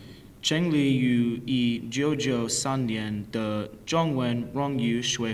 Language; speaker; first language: Chinese; non-native, learner; English